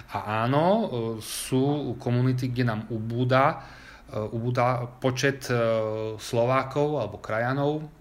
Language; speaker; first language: Slovak; early bilingual, heritage; Slovak